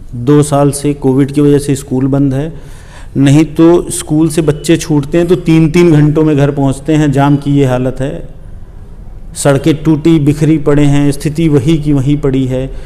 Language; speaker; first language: Hindi; native; Hindi